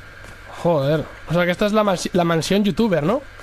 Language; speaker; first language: Spanish; native; Spanish